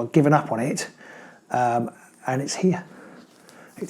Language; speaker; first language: English; native; English